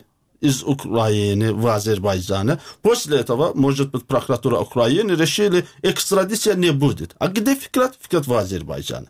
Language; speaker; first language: Russian; non-native, learner; Azerbaijani